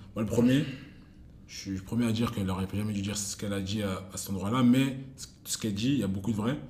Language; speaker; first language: French; native; French